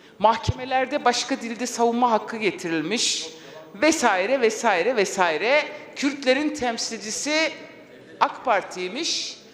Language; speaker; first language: Turkish; non-native, local second language; Kurdish